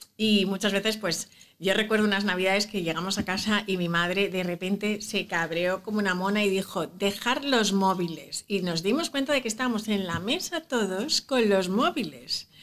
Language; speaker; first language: Spanish; native; Spanish